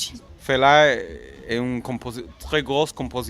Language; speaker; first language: French; non-native, fluent; English